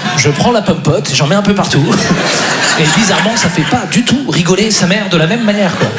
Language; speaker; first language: French; native; French